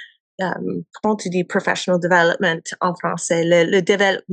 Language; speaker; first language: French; non-native, learner; English